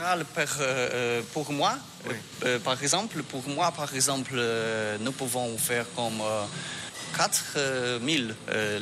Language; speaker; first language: French; non-native, learner; Polish